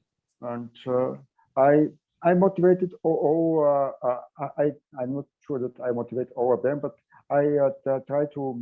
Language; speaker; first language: English; non-native, learner; Bulgarian